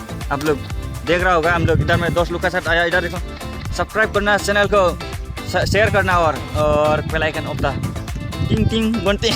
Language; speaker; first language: Hindi; non-native, local second language; Bodo